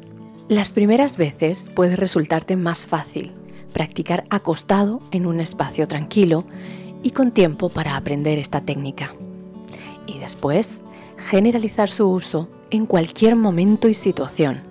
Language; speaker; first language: Spanish; native; Spanish